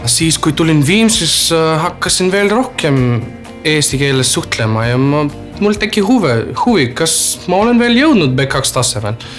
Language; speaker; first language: Estonian; non-native, fluent; Macedonian